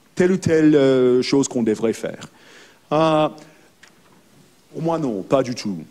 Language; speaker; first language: French; non-native, fluent; English